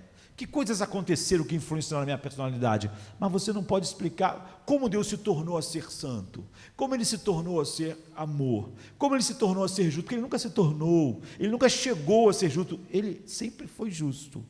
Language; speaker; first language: Portuguese; native; Portuguese